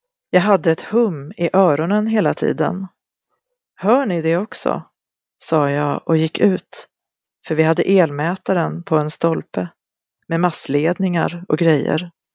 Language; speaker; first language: Swedish; native; Swedish